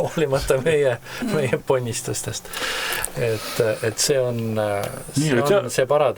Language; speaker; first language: Estonian; native; Estonian